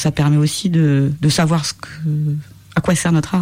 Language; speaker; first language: French; native; French